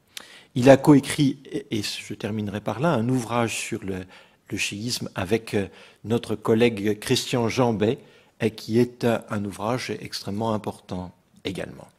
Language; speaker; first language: French; native; French